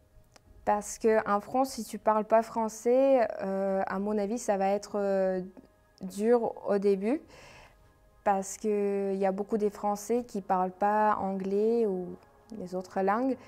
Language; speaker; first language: French; non-native, fluent; Armenian